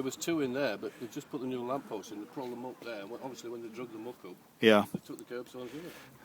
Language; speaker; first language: English; native; English